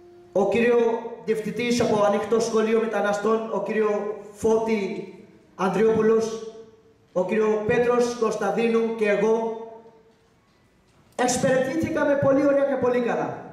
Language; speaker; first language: Greek; non-native, learner; Urdu